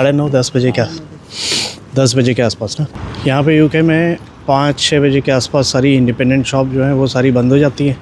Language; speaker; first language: Hindi; native; Hindi